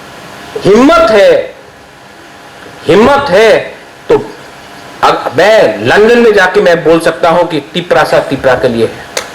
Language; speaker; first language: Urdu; non-native, local second language; Kok Borok